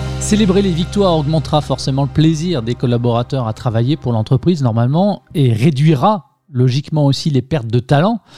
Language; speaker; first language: French; native; French